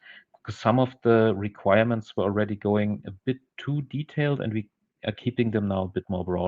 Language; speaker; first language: English; non-native, fluent; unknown